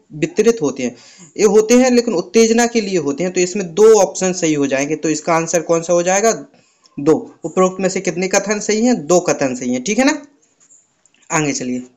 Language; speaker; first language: Hindi; native; Hindi